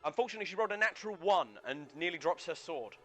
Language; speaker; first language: English; native; English